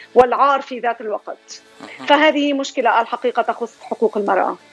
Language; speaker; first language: Arabic; native; Arabic